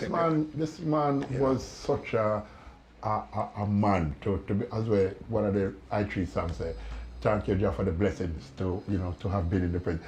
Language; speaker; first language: English; native; English